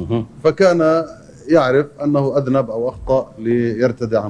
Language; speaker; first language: Arabic; native; Arabic